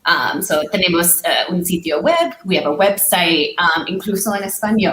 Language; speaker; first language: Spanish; non-native, learner; English